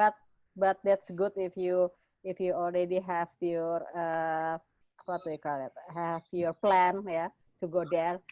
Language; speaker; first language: English; non-native, fluent; Indonesian